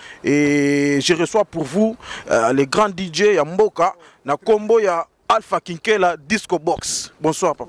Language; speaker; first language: French; non-native, local second language; Lingala